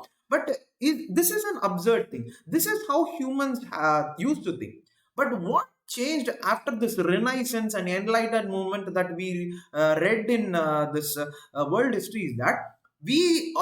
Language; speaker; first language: English; non-native, local second language; Tamil